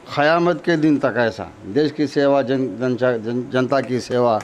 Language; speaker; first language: Hindi; non-native, local second language; Telugu